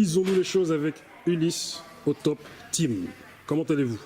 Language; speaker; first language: French; native; French